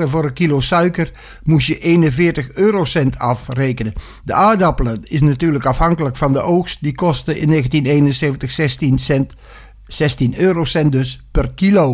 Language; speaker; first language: Dutch; native; Dutch